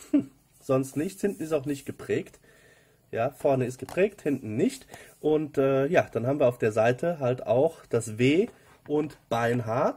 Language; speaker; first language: German; native; German